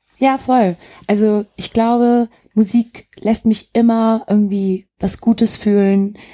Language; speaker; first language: German; early bilingual, other home language; Turkish